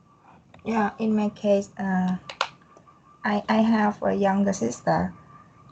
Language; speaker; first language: English; non-native, learner; Vietnamese